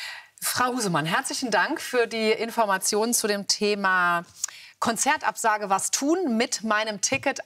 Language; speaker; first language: German; native; German